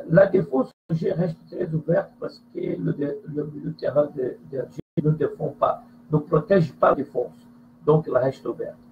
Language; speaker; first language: French; non-native, fluent; Portuguese